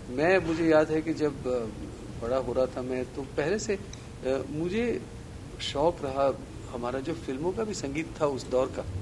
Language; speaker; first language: Hindi; non-native, local second language; Gujarati